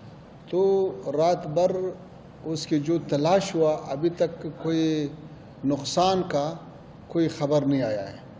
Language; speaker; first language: Hindi; non-native, fluent; Pashto